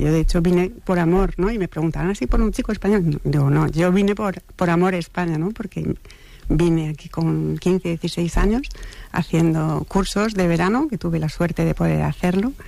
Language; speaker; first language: Spanish; non-native, fluent; French